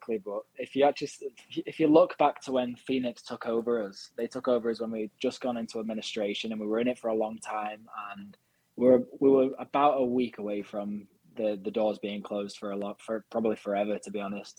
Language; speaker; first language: English; native; English